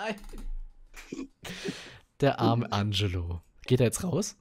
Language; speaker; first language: German; native; German